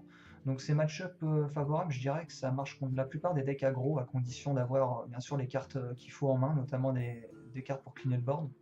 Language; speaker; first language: French; native; French